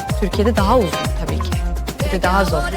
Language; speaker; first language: Turkish; early bilingual, heritage; Turkish